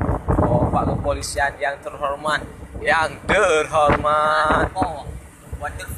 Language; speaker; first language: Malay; non-native, local second language; Achinese